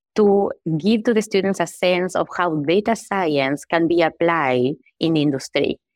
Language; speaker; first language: English; non-native, fluent; Spanish